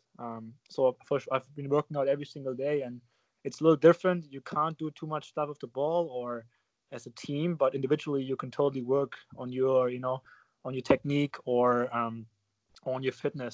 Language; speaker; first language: English; non-native, fluent; German